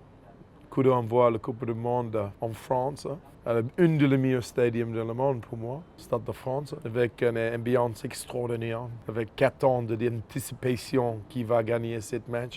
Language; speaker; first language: French; non-native, fluent; English